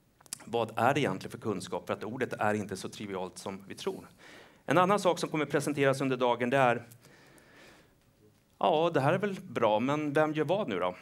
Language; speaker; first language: Swedish; native; Swedish